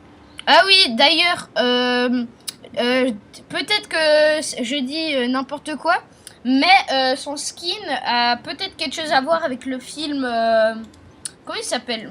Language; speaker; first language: French; native; French